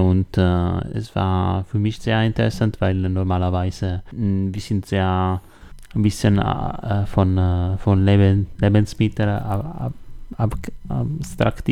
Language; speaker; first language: German; non-native, learner; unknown